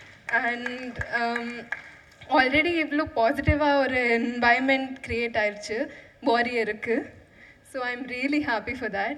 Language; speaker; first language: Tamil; non-native, fluent; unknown